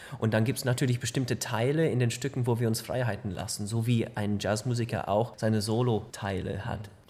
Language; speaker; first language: German; early bilingual, heritage; German